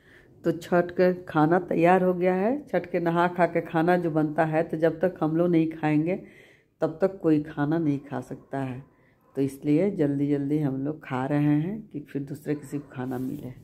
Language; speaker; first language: Hindi; native; Hindi